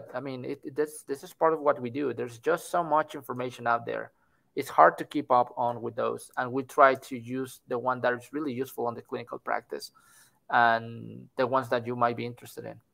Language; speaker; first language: English; non-native, fluent; Spanish